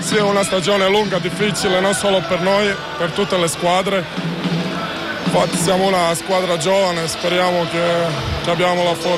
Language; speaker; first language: Italian; non-native, fluent; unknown